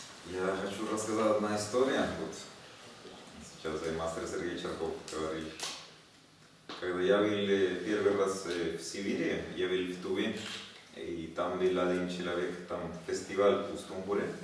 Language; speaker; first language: Russian; non-native, learner; Spanish